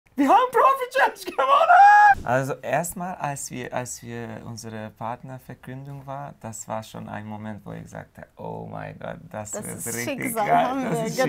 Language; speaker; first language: German; non-native, fluent; Hungarian